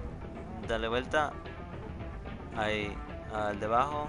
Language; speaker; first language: Spanish; early bilingual, other home language; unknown